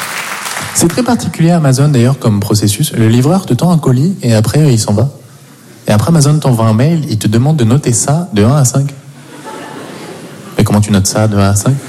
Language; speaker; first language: French; native; French